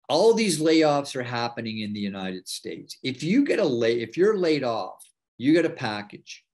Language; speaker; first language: English; native; English